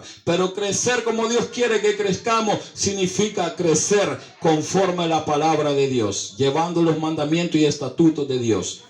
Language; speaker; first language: Spanish; native; Spanish